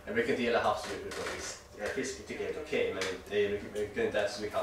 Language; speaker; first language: Swedish; native; Swedish